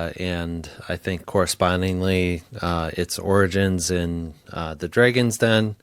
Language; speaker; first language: English; native; English